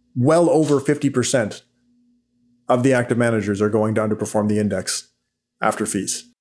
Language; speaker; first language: English; native; English